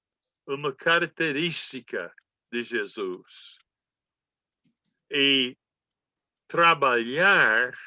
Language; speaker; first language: Portuguese; non-native, fluent; English